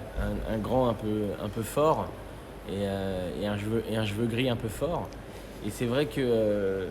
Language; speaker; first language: French; native; French